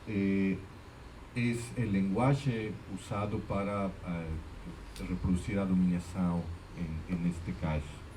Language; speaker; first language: Portuguese; non-native, fluent; Spanish